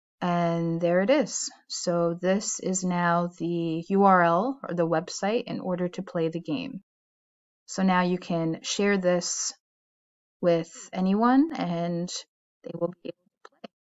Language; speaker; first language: English; native; English